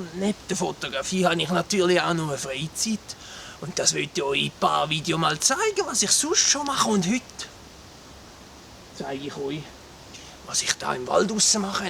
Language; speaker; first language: German; native; German